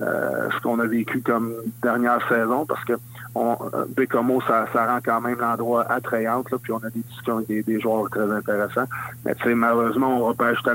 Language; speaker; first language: French; native; French